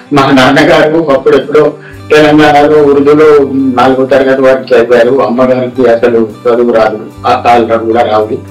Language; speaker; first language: Telugu; early bilingual, heritage; Telugu